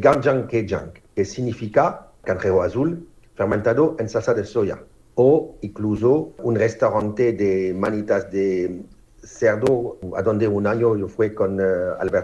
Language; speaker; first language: Spanish; non-native, learner; French